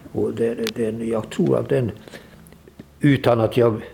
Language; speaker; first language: Swedish; non-native, fluent; Hungarian